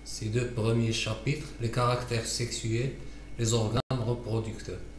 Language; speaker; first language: French; non-native, local second language; Arabic